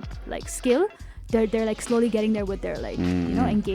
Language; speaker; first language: English; non-native, local second language; Tamil